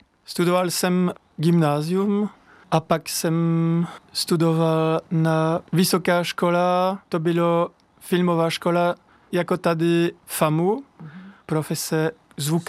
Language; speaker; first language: Czech; non-native, fluent; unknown